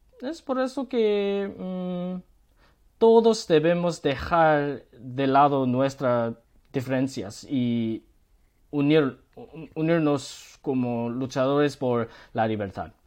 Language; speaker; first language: Spanish; non-native, learner; Korean